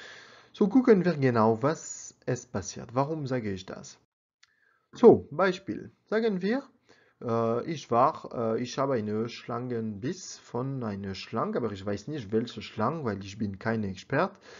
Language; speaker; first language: German; non-native, learner; French